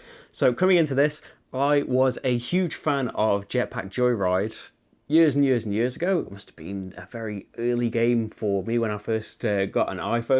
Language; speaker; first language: English; native; English